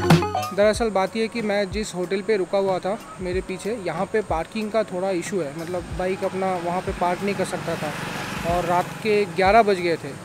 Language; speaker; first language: Hindi; native; Hindi